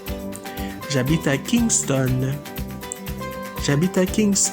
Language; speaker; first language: French; non-native, fluent; English